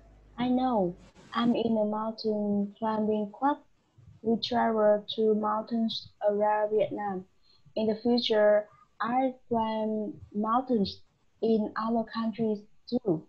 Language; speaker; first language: English; non-native, learner; Vietnamese